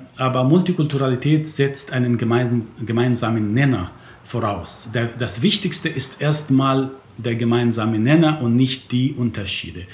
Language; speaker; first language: German; non-native, fluent; Arabic